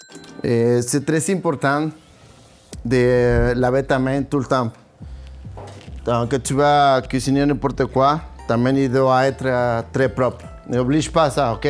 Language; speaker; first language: French; non-native, learner; Spanish